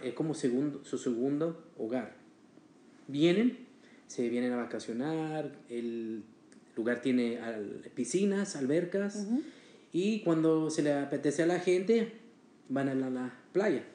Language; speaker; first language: Spanish; early bilingual, heritage; Spanish